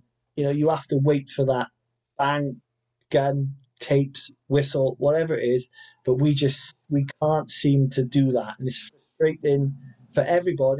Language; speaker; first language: English; native; English